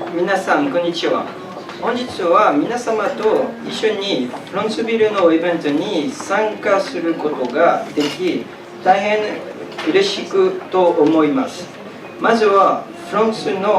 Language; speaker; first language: Japanese; non-native, fluent; French